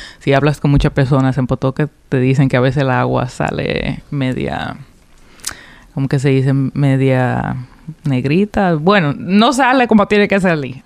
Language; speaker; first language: Spanish; early bilingual, heritage; Spanish